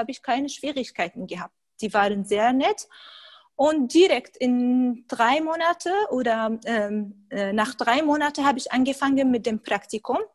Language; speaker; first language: German; non-native, fluent; Arabic